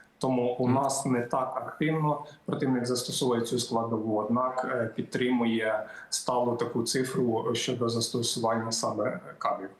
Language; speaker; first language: Ukrainian; native; Ukrainian